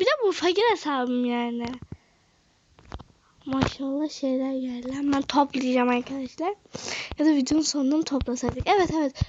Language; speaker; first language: Turkish; native; Turkish